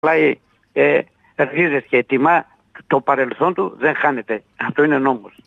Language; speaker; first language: Greek; native; Greek